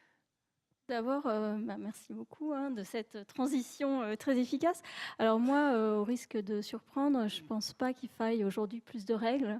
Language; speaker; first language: French; native; French